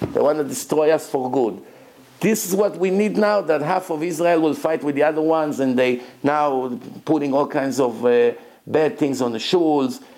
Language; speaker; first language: English; non-native, fluent; Hebrew